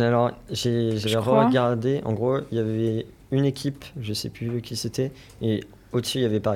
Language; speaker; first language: French; native; French